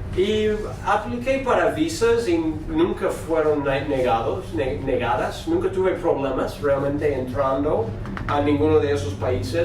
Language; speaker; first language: Spanish; non-native, fluent; English